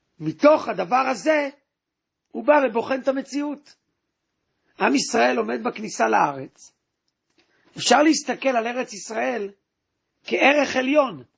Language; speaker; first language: Hebrew; native; Hebrew